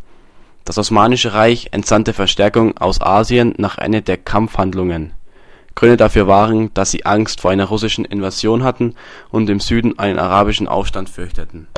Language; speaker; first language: German; native; German